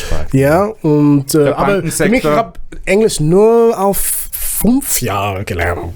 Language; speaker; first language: German; non-native, learner; Zulu